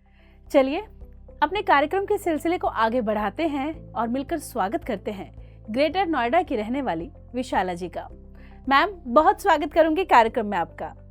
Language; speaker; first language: Hindi; native; Hindi